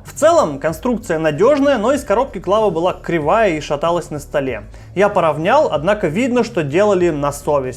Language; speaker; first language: Russian; native; Russian